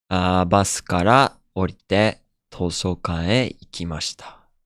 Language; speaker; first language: Japanese; non-native, fluent; English